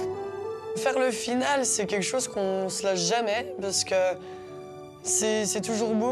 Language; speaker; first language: French; native; French